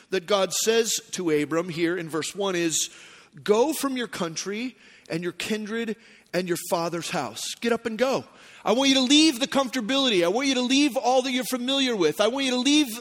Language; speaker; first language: English; native; English